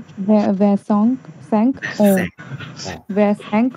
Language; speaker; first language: French; non-native, learner; Hindi